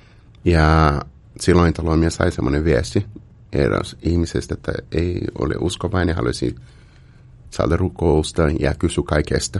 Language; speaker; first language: Finnish; non-native, fluent; Portuguese